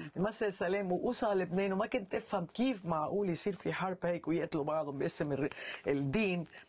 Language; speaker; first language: Arabic; early bilingual, heritage; Arabic